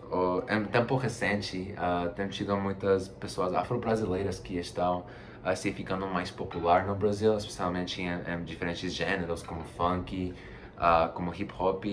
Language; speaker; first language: Portuguese; non-native, fluent; Spanish